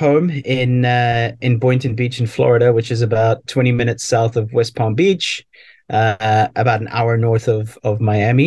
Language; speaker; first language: English; native; English